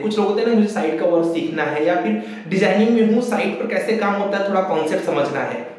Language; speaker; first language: Hindi; native; Hindi